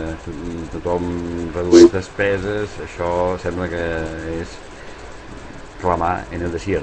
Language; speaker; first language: Catalan; native; Catalan